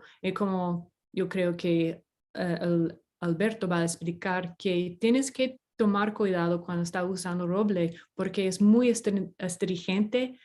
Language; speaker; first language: Spanish; non-native, fluent; English